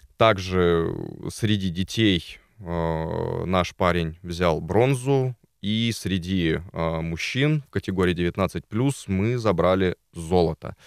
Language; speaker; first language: Russian; native; Russian